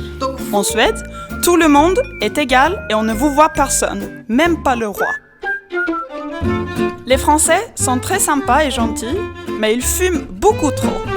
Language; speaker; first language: French; non-native, fluent; Swedish